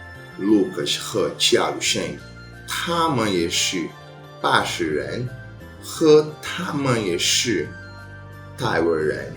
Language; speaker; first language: Chinese; non-native, learner; Portuguese